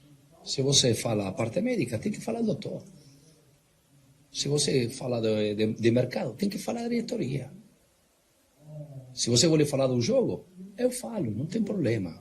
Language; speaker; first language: Portuguese; non-native, fluent; Spanish